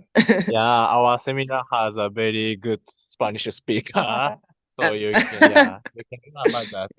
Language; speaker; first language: English; non-native, learner; Japanese